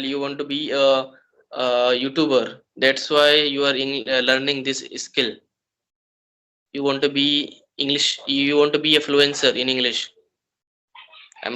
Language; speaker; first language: English; non-native, learner; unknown